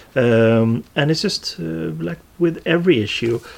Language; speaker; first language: English; non-native, fluent; Swedish